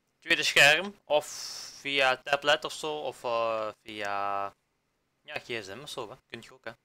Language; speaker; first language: Dutch; native; Dutch